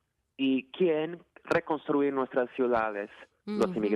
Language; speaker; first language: Spanish; non-native, fluent; Portuguese